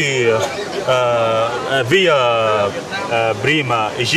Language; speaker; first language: Italian; non-native, learner; Arabic